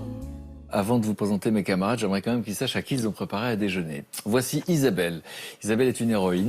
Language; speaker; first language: French; native; French